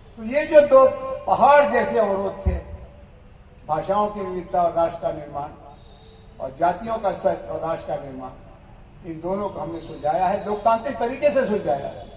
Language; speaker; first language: Hindi; non-native, local second language; Bhojpuri